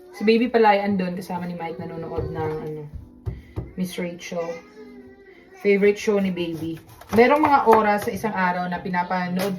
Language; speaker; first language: Filipino; non-native, local second language; Cebuano